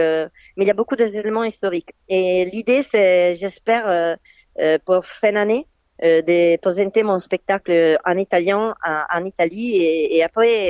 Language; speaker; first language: French; non-native, fluent; Italian